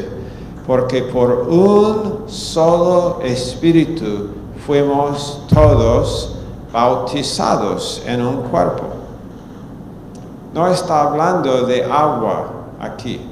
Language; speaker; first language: Spanish; non-native, fluent; English